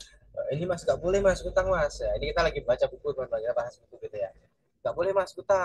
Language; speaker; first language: Indonesian; native; Indonesian